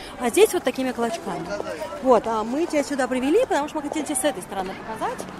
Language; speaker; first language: Russian; native; Russian